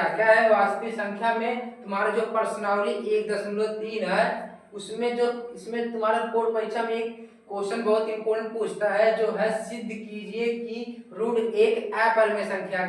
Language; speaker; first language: Hindi; native; Hindi